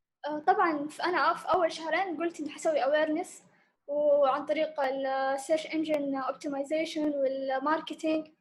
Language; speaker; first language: Arabic; native; Arabic